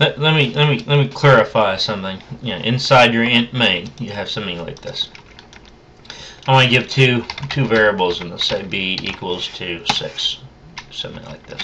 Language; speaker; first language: English; native; English